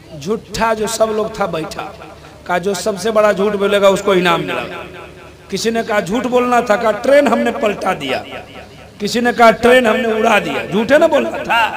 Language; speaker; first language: Hindi; native; Hindi